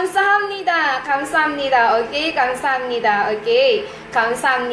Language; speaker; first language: Korean; non-native, fluent; Iloko